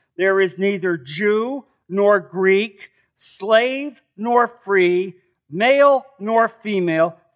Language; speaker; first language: English; native; English